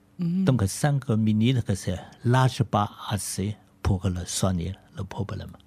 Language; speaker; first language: French; non-native, learner; Chinese